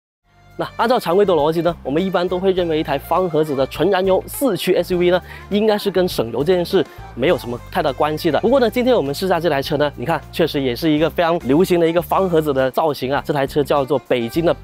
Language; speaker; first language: Chinese; native; Chinese